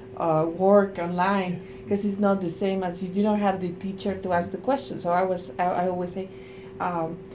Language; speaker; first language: English; non-native, fluent; Spanish